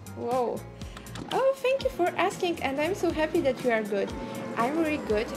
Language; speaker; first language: English; non-native, fluent; Polish